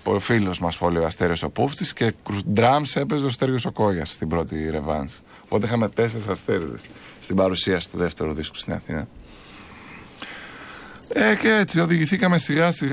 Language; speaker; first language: Greek; native; Greek